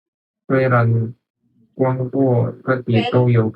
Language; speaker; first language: Chinese; non-native, learner; Indonesian